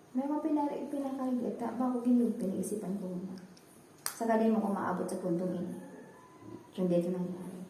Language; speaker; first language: Filipino; non-native, local second language; Bikol